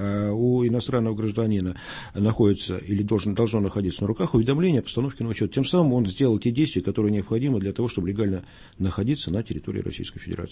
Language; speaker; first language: Russian; native; Russian